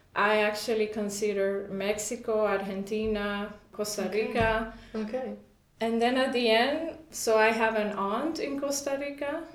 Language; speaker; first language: English; non-native, fluent; Spanish